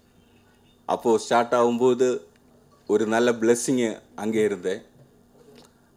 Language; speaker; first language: Tamil; non-native, learner; Malayalam